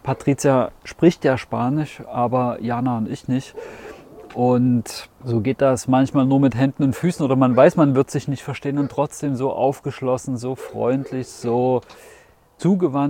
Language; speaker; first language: German; native; German